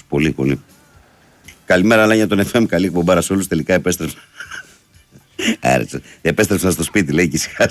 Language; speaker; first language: Greek; native; Greek